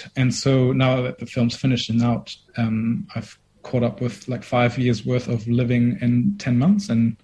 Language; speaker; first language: English; non-native, fluent; German